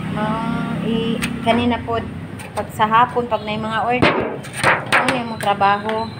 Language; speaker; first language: Filipino; native; Filipino